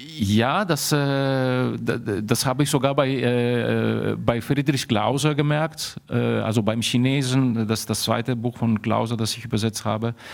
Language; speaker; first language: German; early bilingual, heritage; German